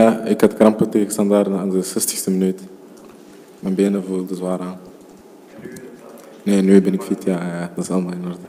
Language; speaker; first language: Dutch; early bilingual, other home language; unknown